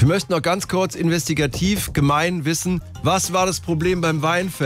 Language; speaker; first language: German; native; German